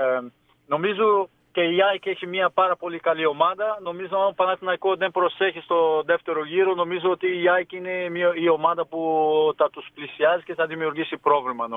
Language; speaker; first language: Greek; non-native, fluent; Portuguese